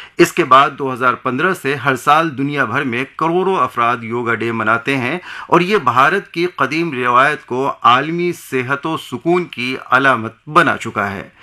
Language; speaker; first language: Urdu; native; Urdu